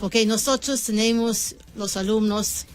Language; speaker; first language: Spanish; non-native, learner; English